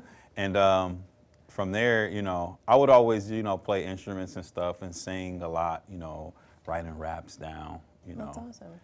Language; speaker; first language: English; native; English